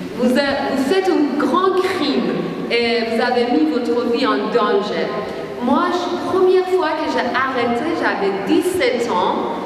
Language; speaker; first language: French; non-native, learner; Persian